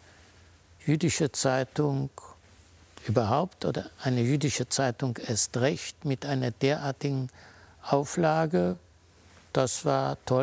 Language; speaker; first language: German; early bilingual, heritage; German